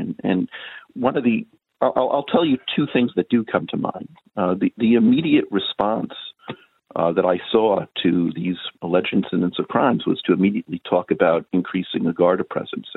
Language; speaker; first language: English; native; English